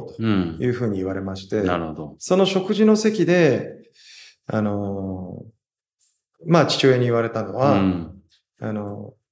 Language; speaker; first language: Japanese; native; Japanese